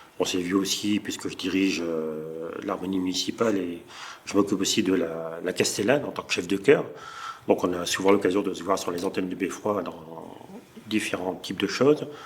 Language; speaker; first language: French; native; French